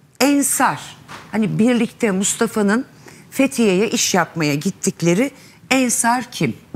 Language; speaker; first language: Turkish; native; Turkish